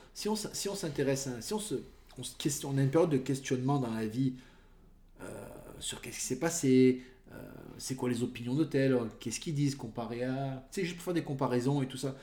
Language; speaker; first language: French; native; French